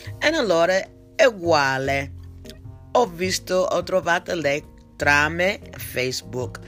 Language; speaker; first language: Italian; non-native, learner; English